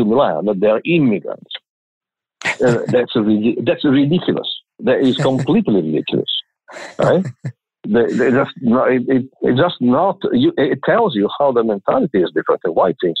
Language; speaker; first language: English; non-native, fluent; Italian